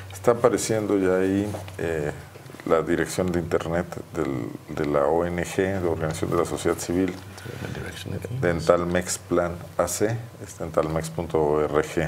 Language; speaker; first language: Spanish; native; Spanish